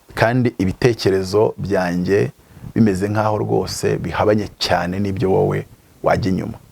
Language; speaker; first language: Kinyarwanda; native; Kinyarwanda